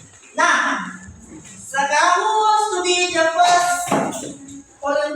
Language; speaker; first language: English; non-native, learner; Indonesian